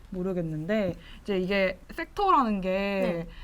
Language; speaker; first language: Korean; native; Korean